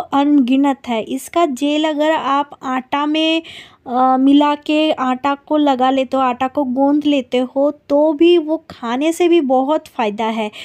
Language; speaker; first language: Hindi; non-native, local second language; Bangla